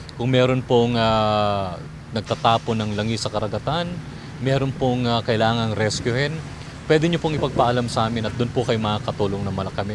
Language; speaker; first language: Filipino; native; Filipino